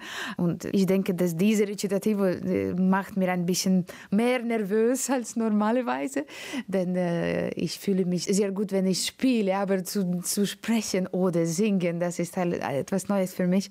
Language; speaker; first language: German; non-native, learner; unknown